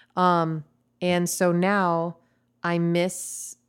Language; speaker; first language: English; native; English